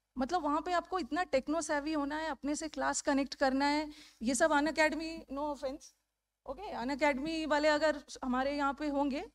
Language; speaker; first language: Hindi; native; Hindi